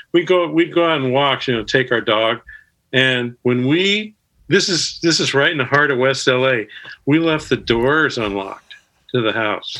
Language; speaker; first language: English; native; English